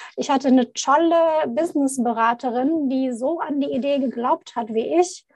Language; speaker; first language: German; non-native, fluent; Arabic